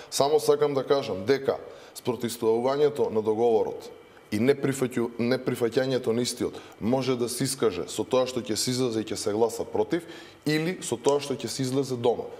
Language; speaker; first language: Macedonian; native; Macedonian